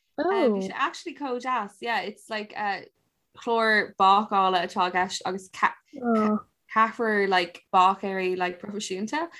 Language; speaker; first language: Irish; non-native, local second language; English